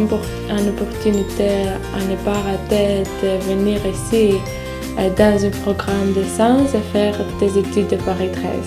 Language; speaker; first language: French; non-native, fluent; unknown